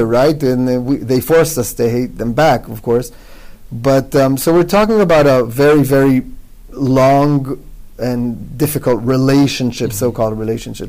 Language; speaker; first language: English; non-native, fluent; Hebrew